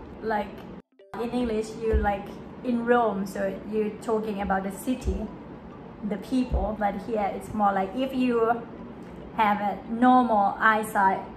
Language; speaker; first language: English; non-native, fluent; Thai